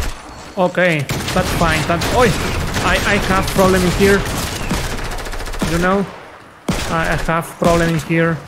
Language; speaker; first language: English; non-native, learner; Spanish